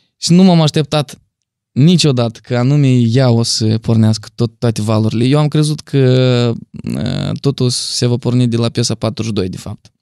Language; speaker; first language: Romanian; native; Romanian